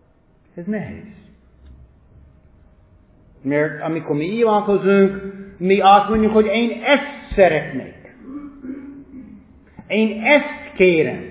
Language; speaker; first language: Hungarian; non-native, fluent; English